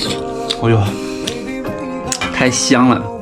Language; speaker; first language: Chinese; native; Chinese